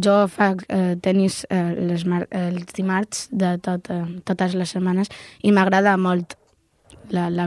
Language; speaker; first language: Catalan; non-native, local second language; Spanish